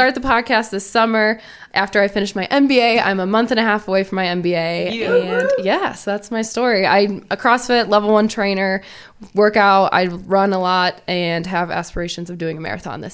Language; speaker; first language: English; native; English